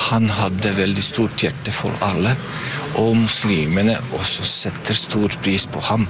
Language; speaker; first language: Norwegian; non-native, fluent; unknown